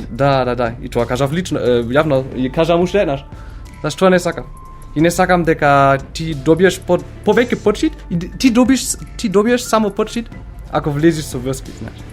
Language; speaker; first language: Macedonian; non-native, learner; German